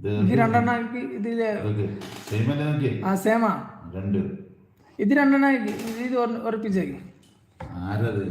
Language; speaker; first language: Malayalam; non-native, learner; Bangla